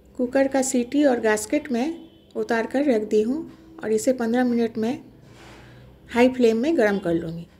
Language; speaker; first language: Hindi; non-native, local second language; Bangla